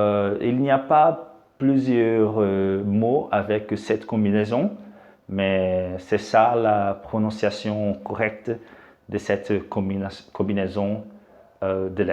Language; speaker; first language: French; non-native, fluent; Portuguese